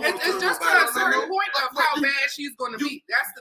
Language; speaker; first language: English; native; English